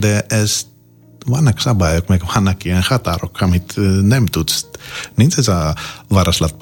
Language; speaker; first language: Hungarian; non-native, fluent; Greek